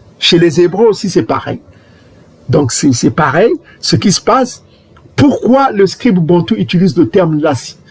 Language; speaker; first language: French; non-native, local second language; Kongo